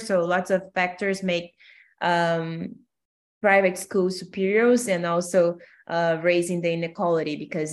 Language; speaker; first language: English; non-native, fluent; Portuguese